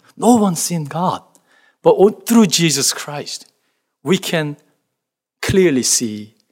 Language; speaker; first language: English; non-native, fluent; Korean